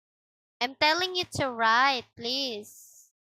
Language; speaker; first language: English; non-native, local second language; Filipino